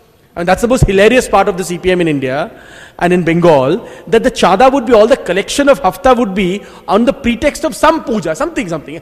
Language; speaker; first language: English; non-native, local second language; Bangla